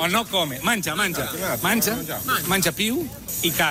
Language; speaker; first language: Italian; non-native, learner; Spanish